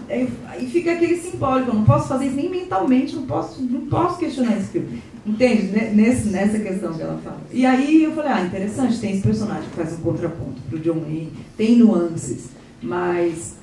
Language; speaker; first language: Portuguese; native; Portuguese